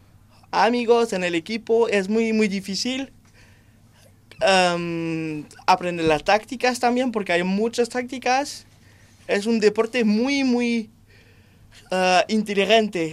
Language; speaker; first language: Spanish; non-native, fluent; French